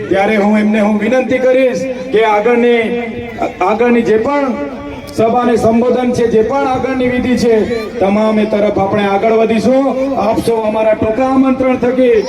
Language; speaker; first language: Gujarati; non-native, local second language; Vasavi